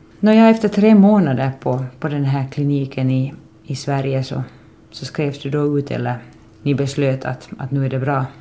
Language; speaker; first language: Swedish; native; Swedish